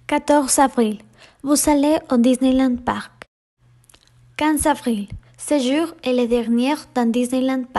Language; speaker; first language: French; non-native, learner; Spanish